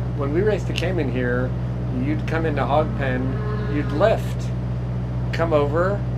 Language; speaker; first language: English; native; English